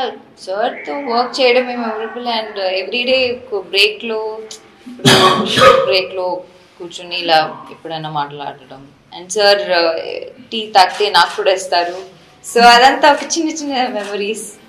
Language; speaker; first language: Telugu; non-native, fluent; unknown